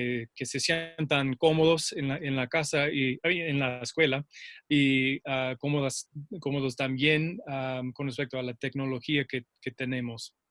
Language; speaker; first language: Spanish; non-native, fluent; English